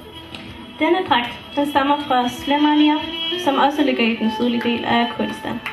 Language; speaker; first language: Danish; early bilingual, other home language; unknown